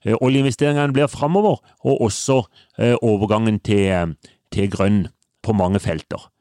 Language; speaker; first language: Norwegian; native; Norwegian